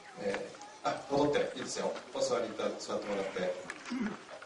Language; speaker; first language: Japanese; native; Japanese